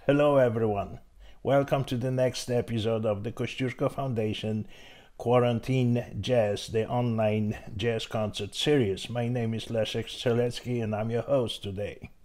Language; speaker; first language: English; non-native, fluent; Polish